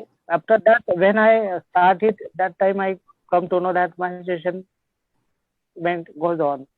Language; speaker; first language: English; non-native, learner; Marathi